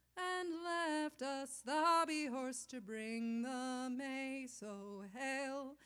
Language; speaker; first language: English; native; English